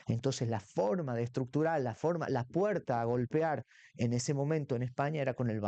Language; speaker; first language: Spanish; native; Spanish